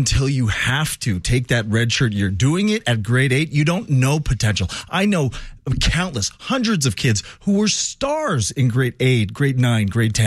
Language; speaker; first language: English; native; English